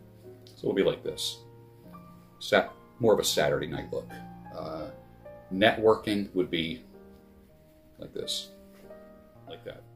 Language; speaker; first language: English; native; English